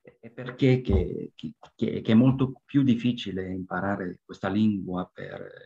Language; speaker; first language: Italian; non-native, learner; French